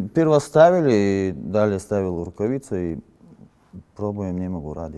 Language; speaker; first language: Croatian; non-native, learner; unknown